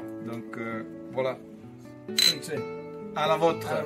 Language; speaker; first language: French; non-native, fluent; Spanish